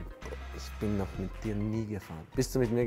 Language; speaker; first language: German; non-native, fluent; Hungarian